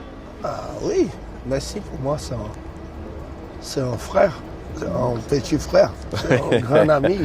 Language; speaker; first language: French; non-native, learner; Portuguese